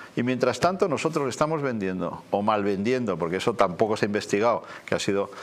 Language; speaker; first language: Spanish; native; Spanish